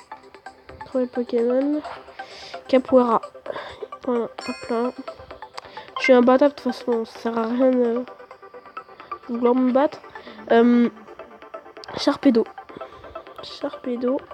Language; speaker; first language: French; native; French